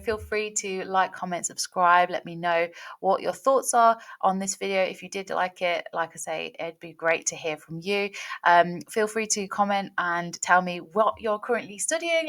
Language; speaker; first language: English; native; English